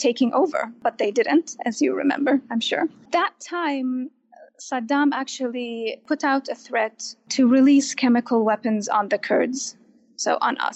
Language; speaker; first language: English; non-native, fluent; Arabic